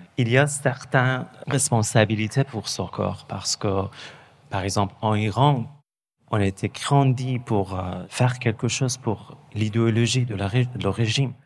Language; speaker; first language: French; non-native, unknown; Persian